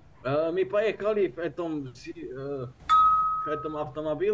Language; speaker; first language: Russian; non-native, learner; Czech